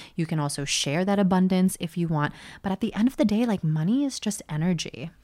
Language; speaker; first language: English; early bilingual, other home language; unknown